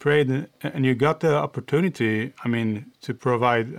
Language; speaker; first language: English; non-native, fluent; Swedish